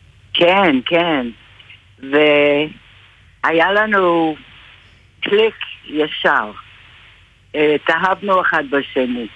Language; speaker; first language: Hebrew; non-native, fluent; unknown